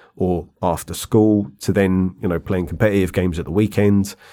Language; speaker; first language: English; native; English